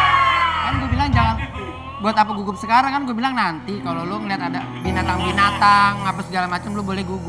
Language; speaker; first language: Indonesian; native; Indonesian